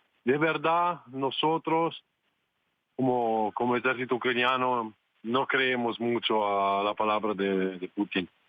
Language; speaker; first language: Spanish; non-native, fluent; Italian